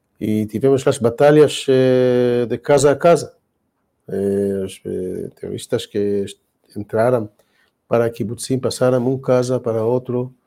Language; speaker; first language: Portuguese; non-native, learner; Hebrew